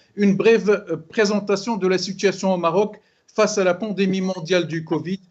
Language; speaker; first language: French; non-native, local second language; Arabic